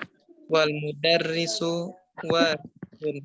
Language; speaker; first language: Arabic; non-native, learner; Indonesian